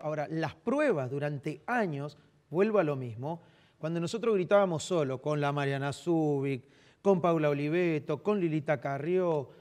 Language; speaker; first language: Spanish; native; Spanish